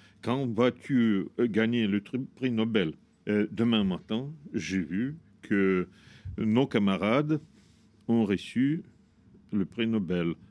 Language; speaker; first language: French; non-native, fluent; Russian